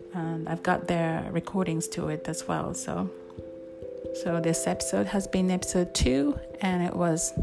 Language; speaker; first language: English; non-native, fluent; Japanese